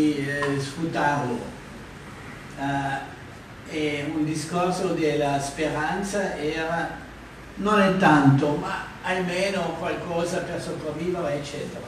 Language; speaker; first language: Italian; non-native, fluent; German